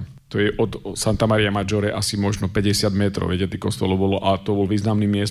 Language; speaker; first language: Slovak; native; Slovak